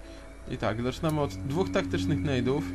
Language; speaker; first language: Polish; native; Polish